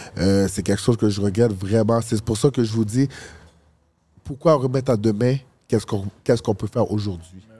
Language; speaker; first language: French; early bilingual, other home language; Haitian Creole